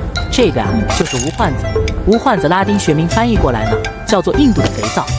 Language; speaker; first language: Chinese; native; Chinese